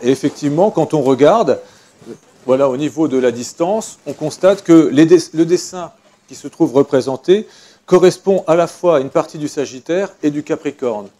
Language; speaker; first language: French; native; French